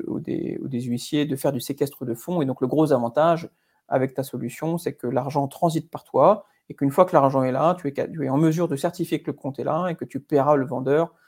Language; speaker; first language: French; native; French